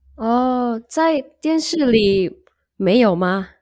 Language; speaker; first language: Chinese; non-native, learner; Indonesian